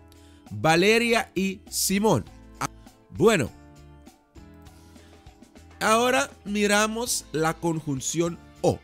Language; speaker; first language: Spanish; non-native, fluent; Dutch